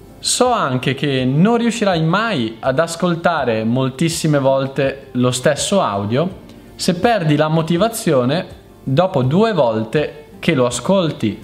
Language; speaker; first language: Italian; native; Italian